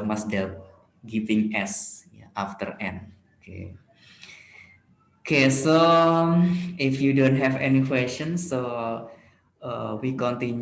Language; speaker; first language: English; non-native, fluent; Indonesian